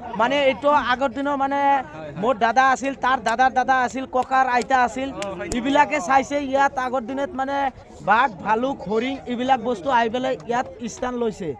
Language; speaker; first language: Assamese; non-native, local second language; Bangla